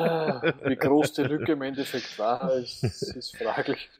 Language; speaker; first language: German; native; German